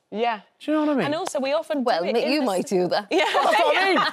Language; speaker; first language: English; native; English